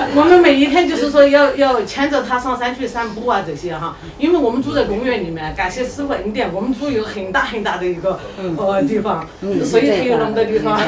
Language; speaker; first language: Chinese; native; Chinese